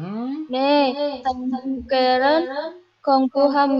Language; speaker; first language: Korean; non-native, learner; Indonesian